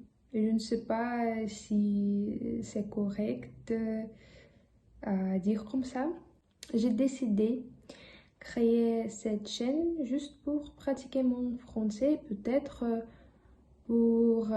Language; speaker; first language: French; non-native, learner; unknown